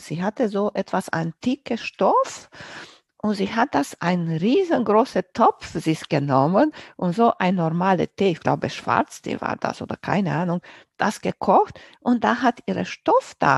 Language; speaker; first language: German; non-native, fluent; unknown